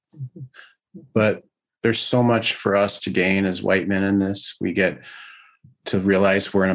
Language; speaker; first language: English; native; English